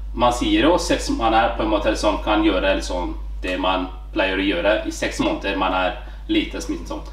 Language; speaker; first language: Norwegian; non-native, fluent; Amharic